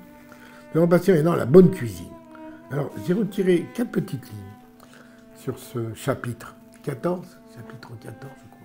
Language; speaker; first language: French; native; French